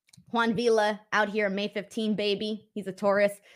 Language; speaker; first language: English; native; English